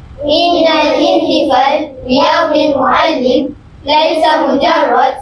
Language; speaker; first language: Arabic; non-native, learner; Malay